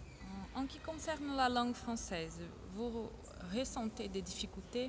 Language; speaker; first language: French; non-native, learner; Portuguese